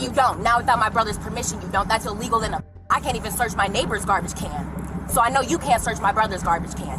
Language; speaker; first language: English; native; English